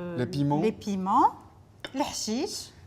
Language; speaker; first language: French; non-native, local second language; Arabic